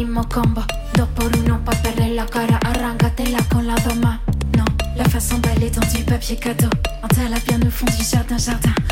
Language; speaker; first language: French; native; French